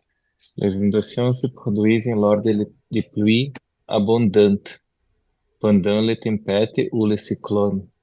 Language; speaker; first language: French; non-native, learner; Portuguese